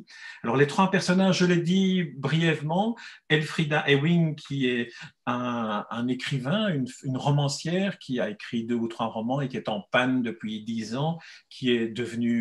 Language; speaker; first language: French; native; French